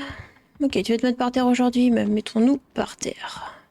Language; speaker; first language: French; native; French